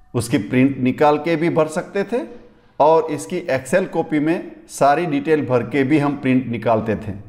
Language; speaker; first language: Hindi; non-native, local second language; Gujarati